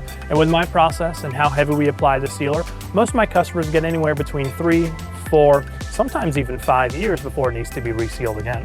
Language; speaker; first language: English; native; English